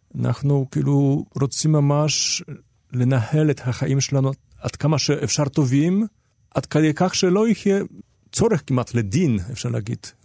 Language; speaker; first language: Hebrew; non-native, fluent; Polish